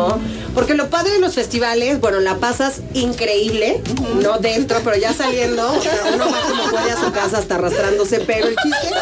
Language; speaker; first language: Spanish; native; Spanish